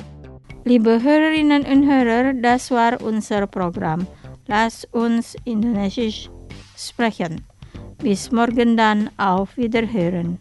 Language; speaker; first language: German; non-native, fluent; Indonesian